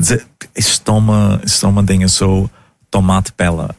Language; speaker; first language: Dutch; non-native, fluent; Portuguese